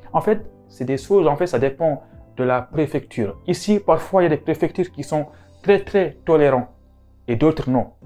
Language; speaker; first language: French; non-native, local second language; Wolof